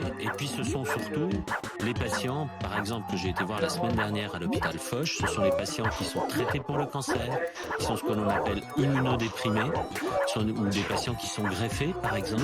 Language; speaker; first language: French; native; French